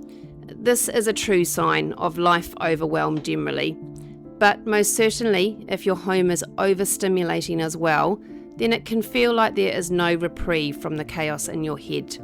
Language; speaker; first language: English; native; English